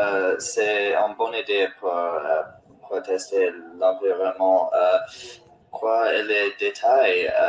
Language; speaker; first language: French; non-native, learner; English